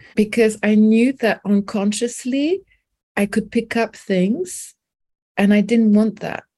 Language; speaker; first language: English; non-native, local second language; French